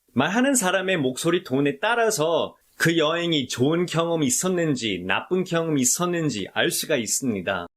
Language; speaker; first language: Korean; non-native, fluent; English